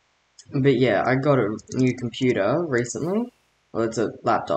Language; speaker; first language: English; native; English